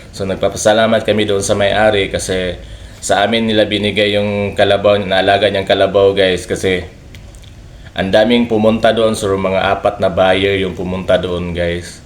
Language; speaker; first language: Filipino; non-native, local second language; Cebuano